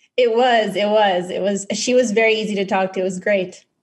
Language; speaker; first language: English; non-native, local second language; Filipino